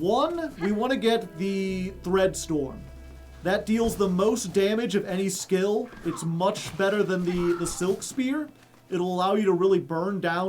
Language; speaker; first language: English; native; English